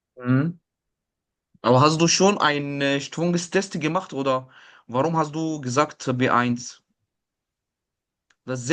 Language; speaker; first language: German; non-native, fluent; Arabic